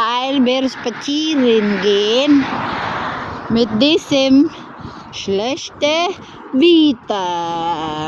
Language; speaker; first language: German; non-native, learner; Cebuano